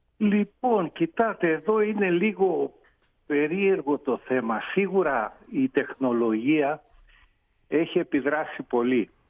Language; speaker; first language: Greek; native; Greek